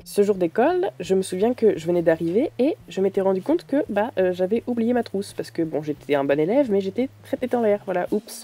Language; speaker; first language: French; native; French